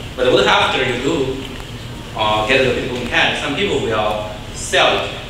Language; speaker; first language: English; non-native, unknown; Chinese